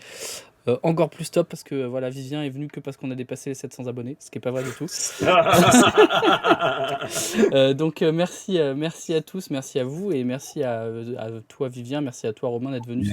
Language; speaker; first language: French; native; French